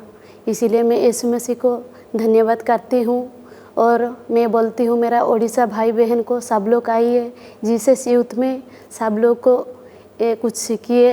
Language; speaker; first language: Hindi; non-native, local second language; Odia